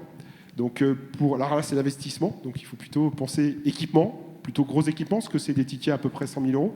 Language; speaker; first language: French; native; French